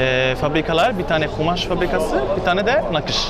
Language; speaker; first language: Turkish; non-native, learner; Arabic